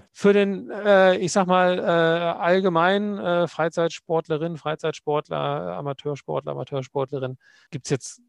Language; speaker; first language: German; native; German